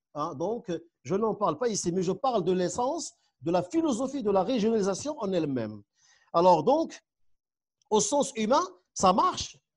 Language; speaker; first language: French; non-native, local second language; Central Atlas Tamazight